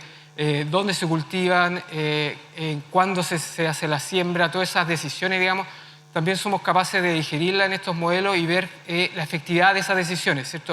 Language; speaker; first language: Spanish; native; Spanish